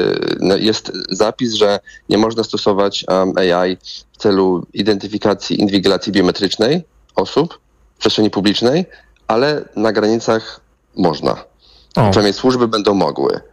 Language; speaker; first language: Polish; native; Polish